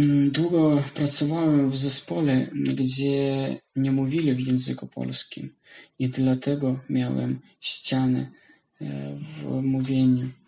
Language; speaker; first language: Polish; non-native, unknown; Russian